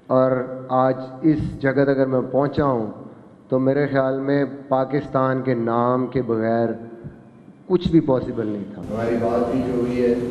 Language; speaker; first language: Urdu; non-native, local second language; Punjabi